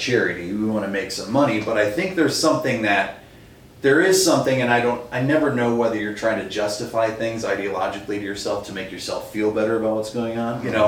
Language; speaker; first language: English; native; English